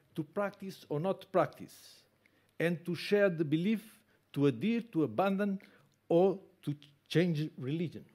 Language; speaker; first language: English; non-native, fluent; Portuguese